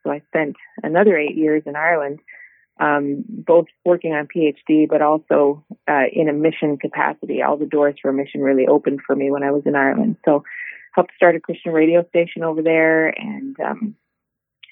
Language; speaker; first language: English; native; English